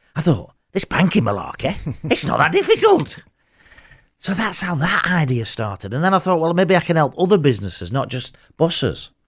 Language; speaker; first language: English; native; English